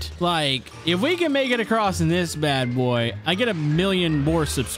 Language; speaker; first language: English; native; English